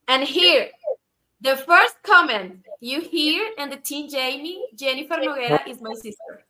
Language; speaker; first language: English; non-native, learner; Spanish